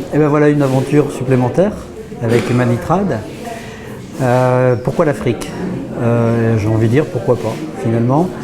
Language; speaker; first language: French; native; French